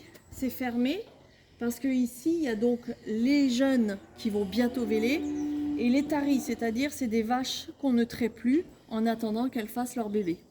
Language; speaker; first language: French; native; French